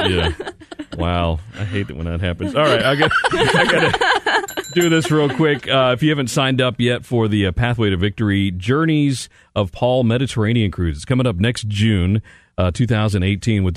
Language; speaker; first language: English; native; English